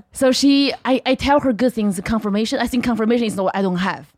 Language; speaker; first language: English; non-native, fluent; Chinese